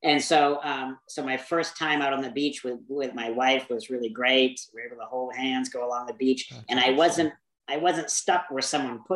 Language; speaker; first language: English; native; English